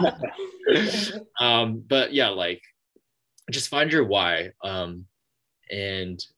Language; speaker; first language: English; native; English